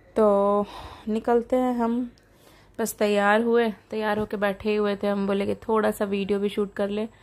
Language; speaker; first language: Hindi; native; Hindi